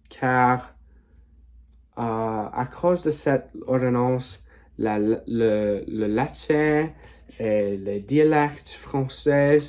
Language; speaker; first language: French; non-native, learner; English